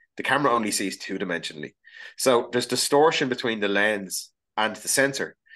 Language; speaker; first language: English; native; English